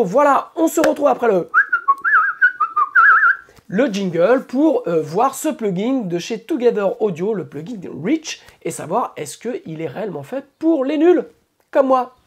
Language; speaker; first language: French; native; French